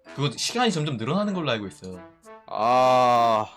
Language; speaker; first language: Korean; native; Korean